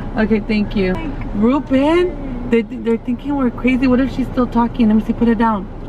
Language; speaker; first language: English; early bilingual, other home language; Spanish